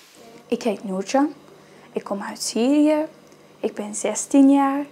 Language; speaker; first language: Dutch; non-native, learner; Arabic